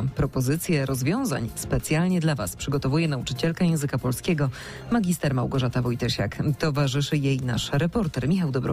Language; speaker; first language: Polish; native; Polish